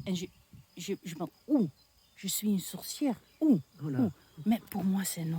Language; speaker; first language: French; non-native, learner; Dutch